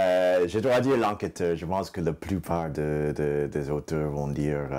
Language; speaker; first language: French; non-native, fluent; English